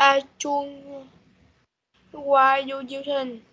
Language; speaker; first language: English; non-native, learner; Vietnamese